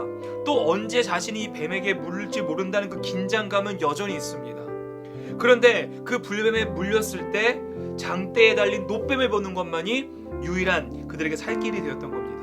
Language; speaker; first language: Korean; native; Korean